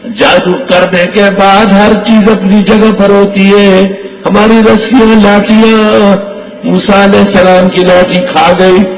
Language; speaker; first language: Urdu; non-native, local second language; Pashto